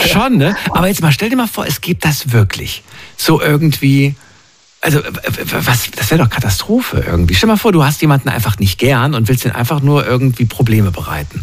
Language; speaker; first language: German; native; German